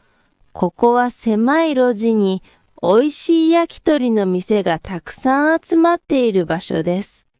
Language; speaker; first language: Japanese; non-native, fluent; Korean